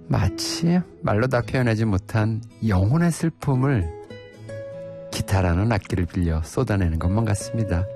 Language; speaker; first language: Korean; native; Korean